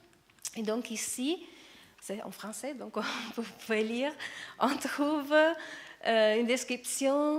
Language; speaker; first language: French; non-native, fluent; Italian